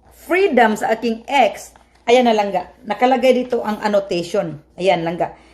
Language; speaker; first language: Filipino; non-native, local second language; Cebuano